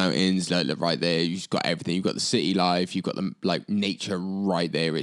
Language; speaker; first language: English; native; English